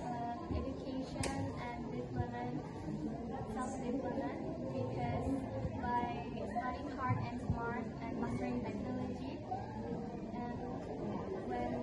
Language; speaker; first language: English; non-native, learner; Indonesian